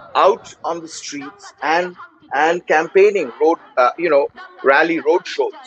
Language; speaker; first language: English; non-native, local second language; Bangla